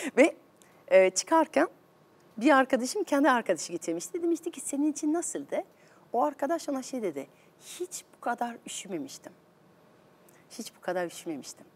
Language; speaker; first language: Turkish; non-native, fluent; French